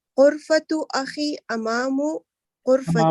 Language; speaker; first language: Arabic; non-native, learner; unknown